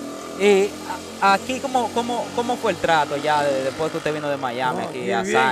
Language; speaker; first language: Spanish; native; Spanish